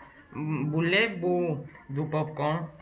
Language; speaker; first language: French; non-native, learner; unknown